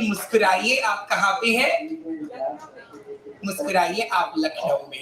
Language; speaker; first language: Hindi; native; Hindi